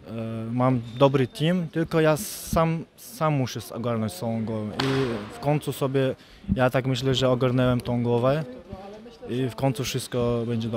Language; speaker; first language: Polish; non-native, fluent; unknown